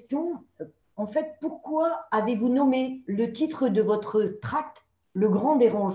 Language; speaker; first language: French; native; French